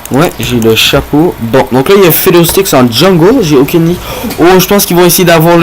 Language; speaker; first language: French; native; French